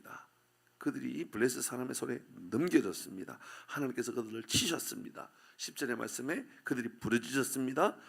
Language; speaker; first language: Korean; native; Korean